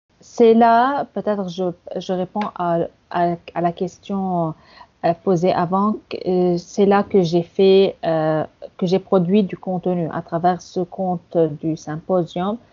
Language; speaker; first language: French; non-native, fluent; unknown